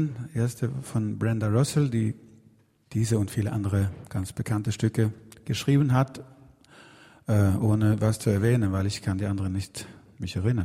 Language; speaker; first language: German; non-native, learner; Swedish